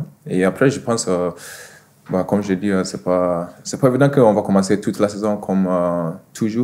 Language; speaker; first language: French; non-native, fluent; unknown